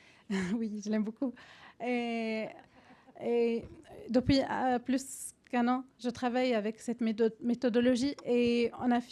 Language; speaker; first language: French; non-native, fluent; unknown